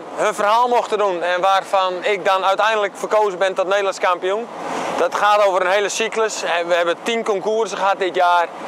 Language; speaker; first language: Dutch; native; Dutch